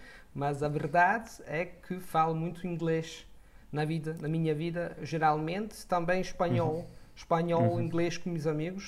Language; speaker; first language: Portuguese; non-native, learner; Italian